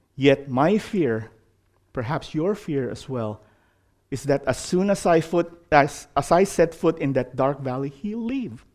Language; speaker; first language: English; non-native, local second language; Filipino